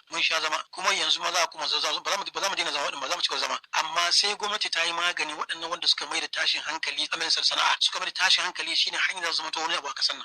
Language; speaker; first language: Hausa; native; Hausa